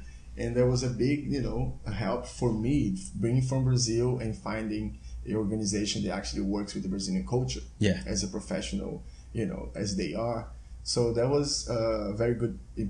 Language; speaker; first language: English; non-native, fluent; Portuguese